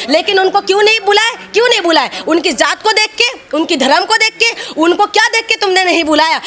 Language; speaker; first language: Hindi; non-native, local second language; Assamese